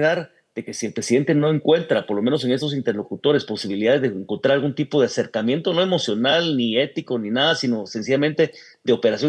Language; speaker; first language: Spanish; native; Spanish